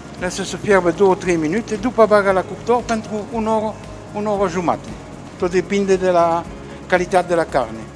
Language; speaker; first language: Romanian; non-native, learner; French